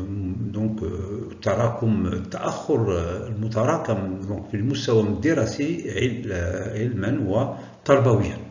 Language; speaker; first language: Arabic; native; Arabic